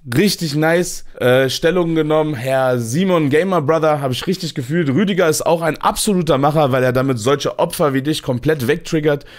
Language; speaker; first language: German; early bilingual, other home language; Turkish